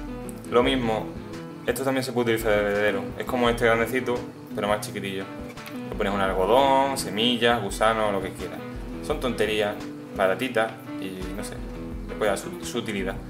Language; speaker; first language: Spanish; native; Spanish